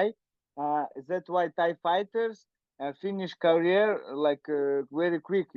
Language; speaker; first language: English; non-native, learner; Russian